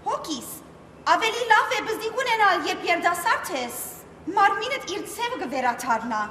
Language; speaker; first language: Armenian; early bilingual, other home language; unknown